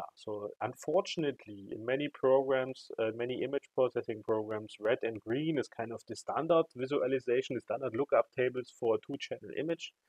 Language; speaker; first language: English; non-native, fluent; German